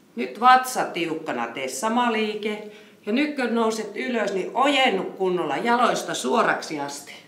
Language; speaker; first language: Finnish; native; Finnish